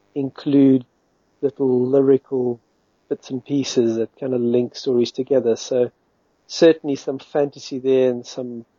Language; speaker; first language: English; native; English